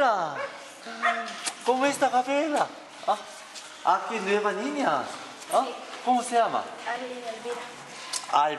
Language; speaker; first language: Spanish; non-native, learner; Korean